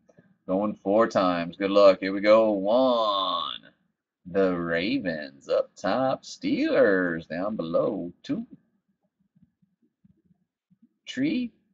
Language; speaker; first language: English; native; English